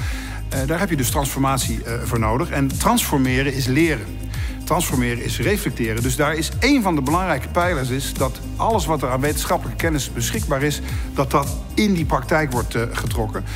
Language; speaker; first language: Dutch; native; Dutch